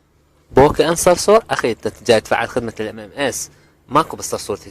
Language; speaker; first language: Arabic; native; Arabic